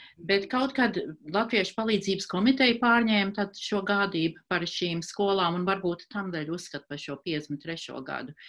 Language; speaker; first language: Latvian; early bilingual, heritage; Latvian